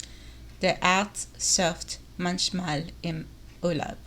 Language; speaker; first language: German; non-native, learner; English